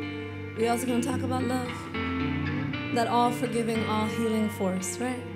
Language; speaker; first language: English; native; English